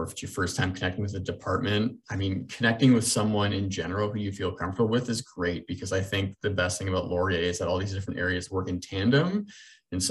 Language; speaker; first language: English; native; English